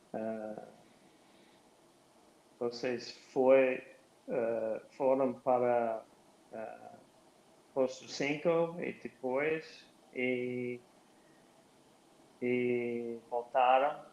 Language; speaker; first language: Portuguese; non-native, learner; English